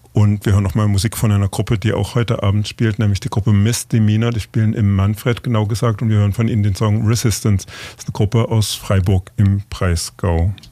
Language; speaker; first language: German; native; German